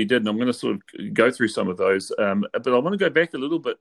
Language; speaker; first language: English; native; English